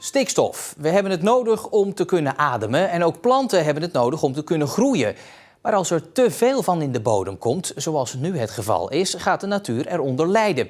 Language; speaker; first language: Dutch; native; Dutch